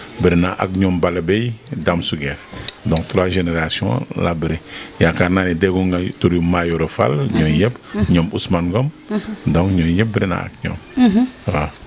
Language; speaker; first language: Wolof; non-native, local second language; Serer